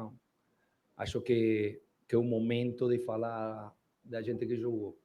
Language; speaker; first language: Portuguese; non-native, fluent; Spanish